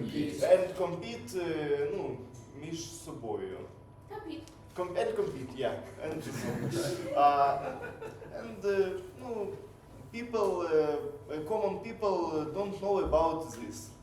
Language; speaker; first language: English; non-native, learner; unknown